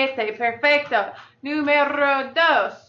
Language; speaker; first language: Spanish; non-native, fluent; English